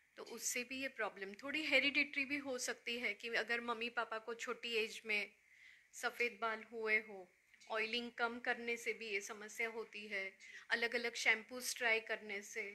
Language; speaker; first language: Hindi; native; Hindi